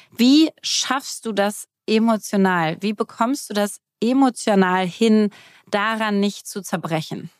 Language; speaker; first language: German; native; German